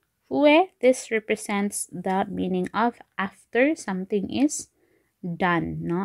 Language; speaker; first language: English; non-native, local second language; Filipino